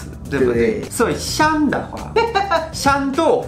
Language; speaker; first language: Chinese; non-native, fluent; Japanese